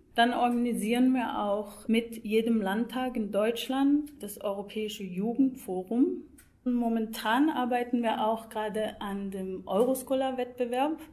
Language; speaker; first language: German; non-native, fluent; English